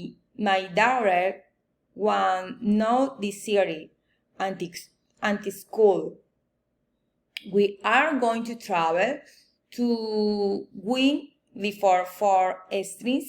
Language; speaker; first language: English; non-native, learner; Spanish